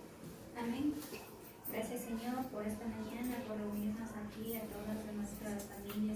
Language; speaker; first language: Spanish; native; Spanish